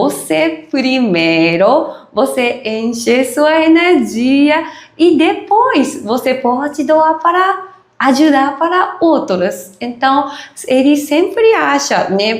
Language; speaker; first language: Portuguese; non-native, learner; Japanese